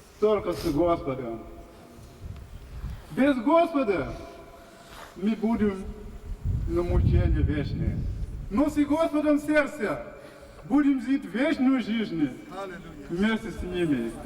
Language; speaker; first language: Russian; non-native, fluent; Portuguese